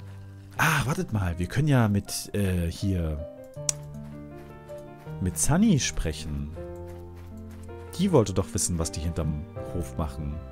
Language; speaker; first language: German; native; German